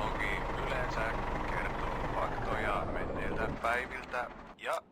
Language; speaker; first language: Finnish; native; Finnish